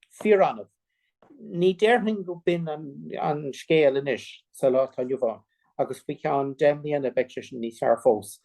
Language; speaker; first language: Irish; non-native, local second language; English